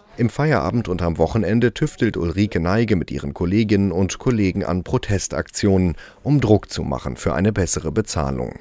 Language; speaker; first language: German; native; German